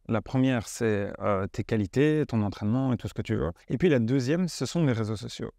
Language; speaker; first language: French; native; French